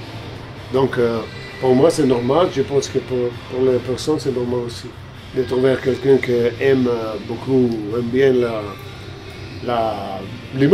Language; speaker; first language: French; non-native, learner; Italian